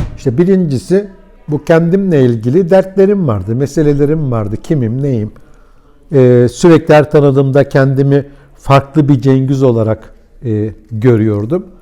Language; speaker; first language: Turkish; early bilingual, heritage; Turkish